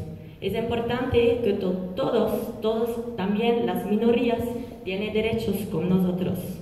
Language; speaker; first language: Spanish; non-native, learner; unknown